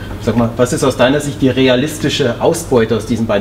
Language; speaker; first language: German; native; German